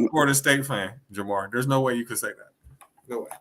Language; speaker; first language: English; native; English